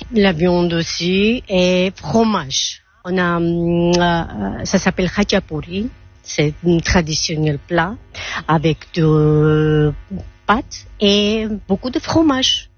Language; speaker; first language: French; non-native, learner; Georgian